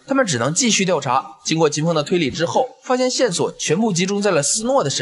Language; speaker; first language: Chinese; native; Chinese